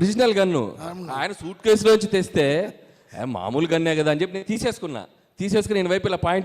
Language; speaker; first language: Telugu; native; Telugu